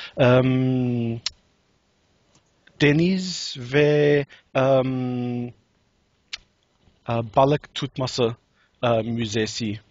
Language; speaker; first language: Turkish; non-native, learner; English